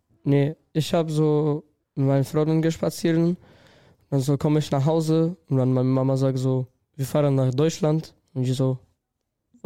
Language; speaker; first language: German; non-native, learner; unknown